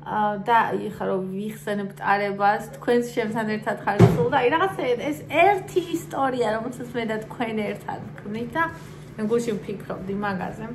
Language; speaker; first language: Georgian; native; Georgian